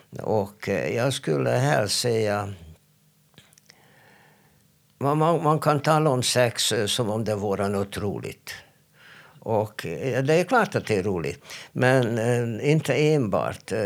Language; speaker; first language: Swedish; non-native, fluent; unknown